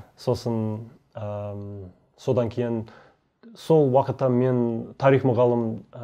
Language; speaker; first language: Kazakh; non-native, learner; English